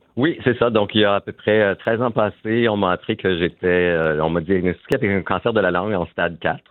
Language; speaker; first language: French; native; French